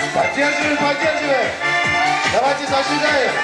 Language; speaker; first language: Russian; non-native, local second language; Azerbaijani